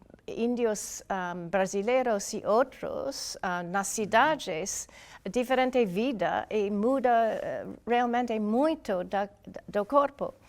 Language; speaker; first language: Portuguese; non-native, learner; English